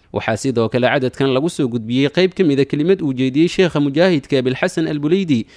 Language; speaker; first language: Somali; native; Somali